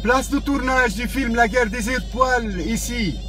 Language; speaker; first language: French; non-native, local second language; Arabic